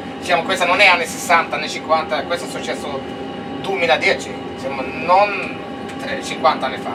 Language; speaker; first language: Italian; non-native, learner; Swedish